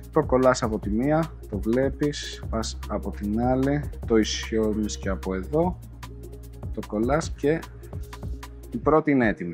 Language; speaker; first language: Greek; native; Greek